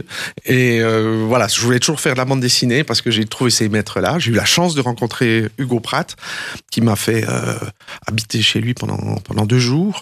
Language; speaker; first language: French; native; French